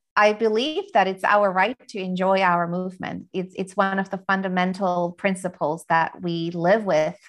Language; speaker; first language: English; non-native, fluent; Finnish